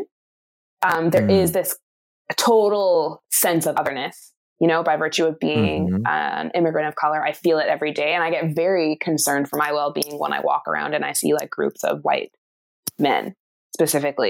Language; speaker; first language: English; native; English